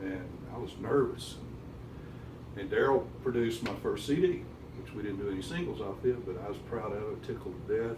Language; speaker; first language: English; native; English